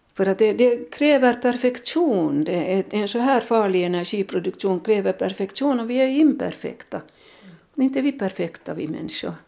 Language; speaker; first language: Swedish; native; Swedish